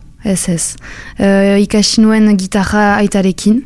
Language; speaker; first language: Basque; non-native, local second language; French